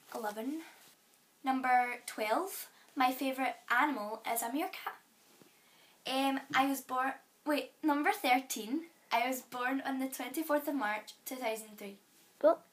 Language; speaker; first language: English; native; English